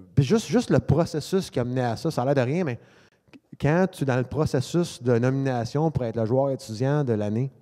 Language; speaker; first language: French; native; French